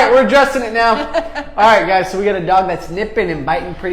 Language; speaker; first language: English; native; English